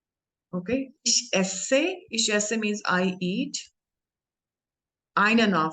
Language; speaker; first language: German; non-native, learner; Hindi